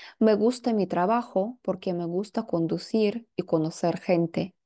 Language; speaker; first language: Spanish; non-native, fluent; Russian